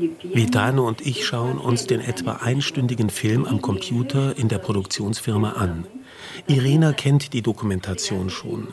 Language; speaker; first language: German; native; German